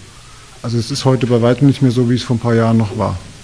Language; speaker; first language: German; native; German